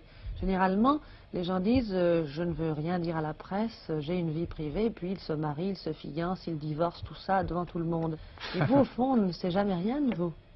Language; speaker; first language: French; native; French